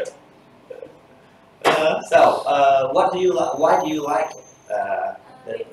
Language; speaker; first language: English; non-native, fluent; Vietnamese